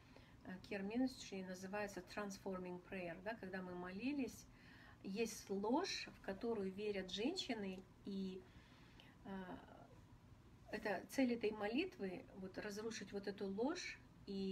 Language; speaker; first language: Russian; native; Russian